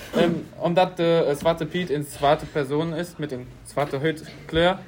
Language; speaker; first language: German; native; German